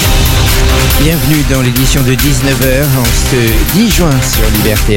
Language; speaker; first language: French; native; French